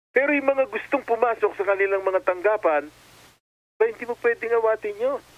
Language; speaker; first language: Filipino; native; Filipino